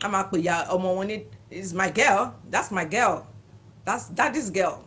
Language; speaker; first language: English; non-native, local second language; Yoruba